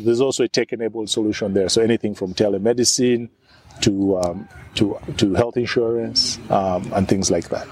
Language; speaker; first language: English; non-native, local second language; Ganda